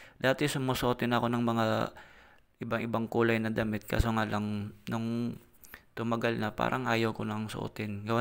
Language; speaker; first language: Filipino; non-native, local second language; Cebuano